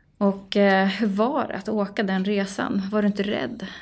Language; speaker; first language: Swedish; native; Swedish